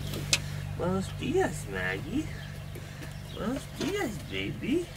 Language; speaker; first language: Spanish; non-native, learner; English